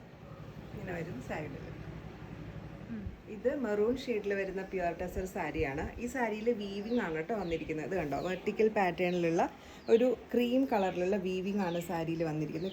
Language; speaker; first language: Malayalam; native; Malayalam